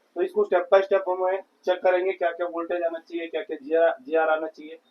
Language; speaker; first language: Hindi; non-native, local second language; Kannada